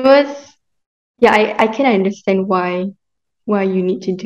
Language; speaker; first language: English; non-native, local second language; Malay